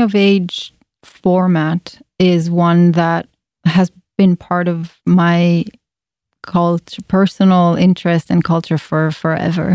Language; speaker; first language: English; non-native, fluent; Italian